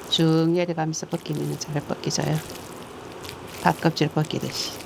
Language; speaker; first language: Korean; native; Korean